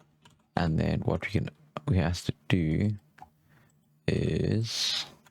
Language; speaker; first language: English; native; English